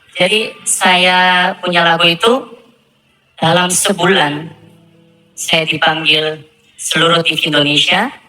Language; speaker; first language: Indonesian; non-native, fluent; Korean